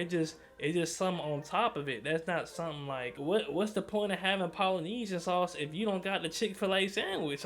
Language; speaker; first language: English; native; English